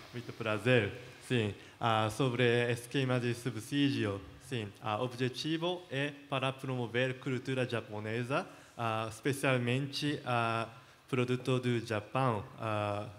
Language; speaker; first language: Portuguese; non-native, learner; Japanese